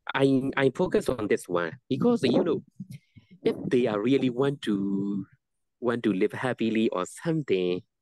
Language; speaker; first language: English; non-native, learner; Burmese